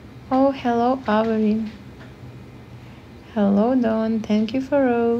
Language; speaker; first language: English; non-native, learner; Ukrainian